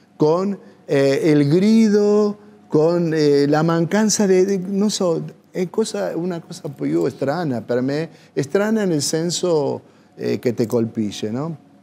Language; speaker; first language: Italian; non-native, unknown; Spanish